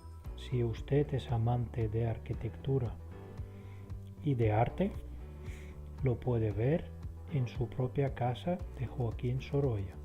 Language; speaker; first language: Spanish; non-native, fluent; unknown